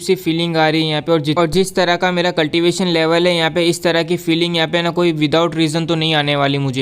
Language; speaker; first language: Hindi; native; Hindi